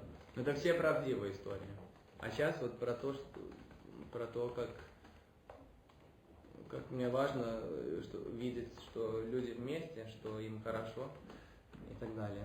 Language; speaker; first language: Russian; early bilingual, heritage; Russian